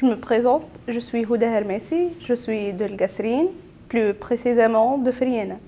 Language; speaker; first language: French; non-native, local second language; Arabic